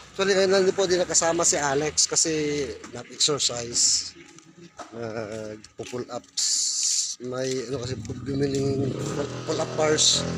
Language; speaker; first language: Filipino; native; Filipino